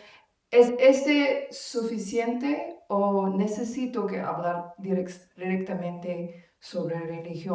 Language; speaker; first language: Spanish; non-native, learner; Malay